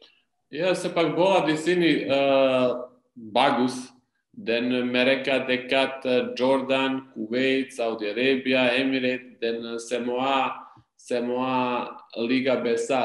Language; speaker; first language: Indonesian; non-native, learner; Serbian